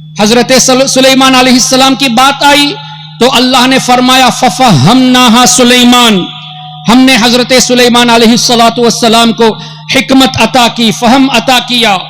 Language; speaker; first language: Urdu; non-native, fluent; Memoni